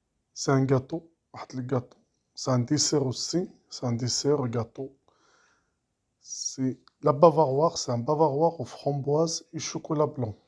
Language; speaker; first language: Arabic; native; Arabic